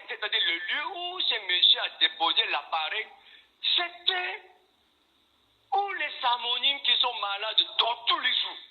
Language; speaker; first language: French; non-native, fluent; Korean